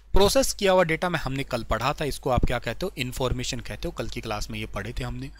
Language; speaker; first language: Hindi; native; Hindi